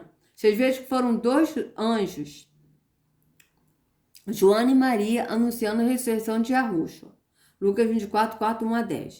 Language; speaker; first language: Portuguese; native; Portuguese